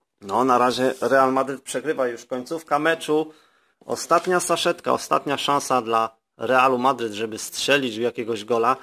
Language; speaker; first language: Polish; native; Polish